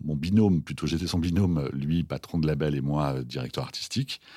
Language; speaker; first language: French; native; French